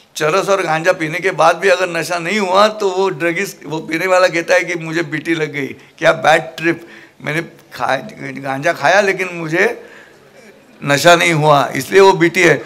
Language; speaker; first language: Hindi; non-native, local second language; Marathi